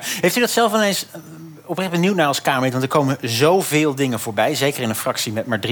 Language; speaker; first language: Dutch; native; Dutch